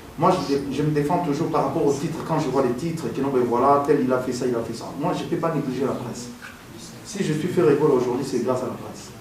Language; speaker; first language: French; non-native, local second language; Lingala